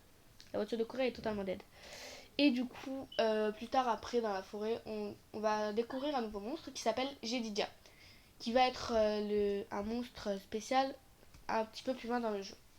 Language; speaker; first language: French; native; French